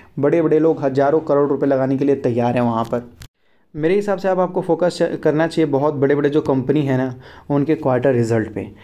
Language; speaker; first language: Hindi; native; Hindi